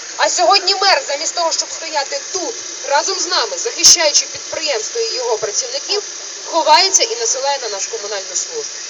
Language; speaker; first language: Ukrainian; native; Ukrainian